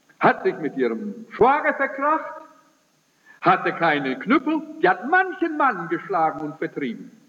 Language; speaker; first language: German; early bilingual, heritage; German